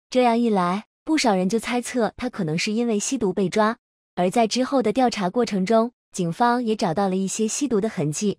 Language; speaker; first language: Chinese; native; Chinese